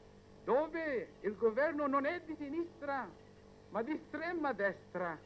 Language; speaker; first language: Italian; non-native, fluent; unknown